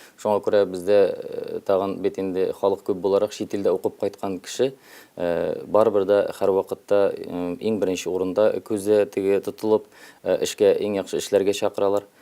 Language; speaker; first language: Tatar; early bilingual, heritage; Tatar